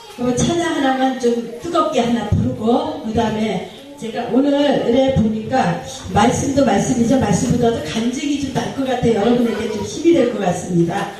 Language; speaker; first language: Korean; native; Korean